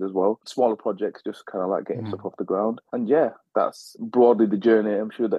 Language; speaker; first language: English; native; English